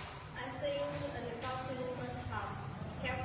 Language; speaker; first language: English; non-native, learner; Vietnamese